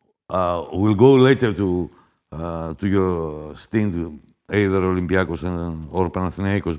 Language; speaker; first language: English; non-native, fluent; Greek